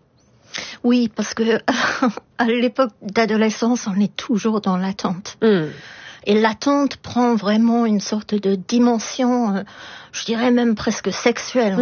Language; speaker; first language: French; non-native, fluent; English